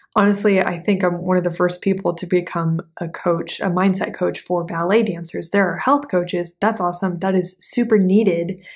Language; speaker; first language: English; native; English